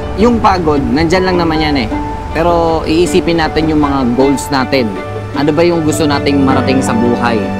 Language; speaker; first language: Filipino; native; Filipino